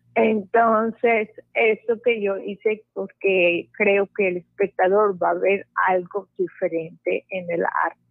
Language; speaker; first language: Spanish; non-native, fluent; Arabic